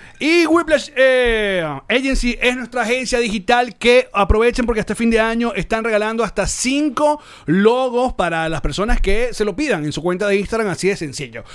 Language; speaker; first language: Spanish; native; Spanish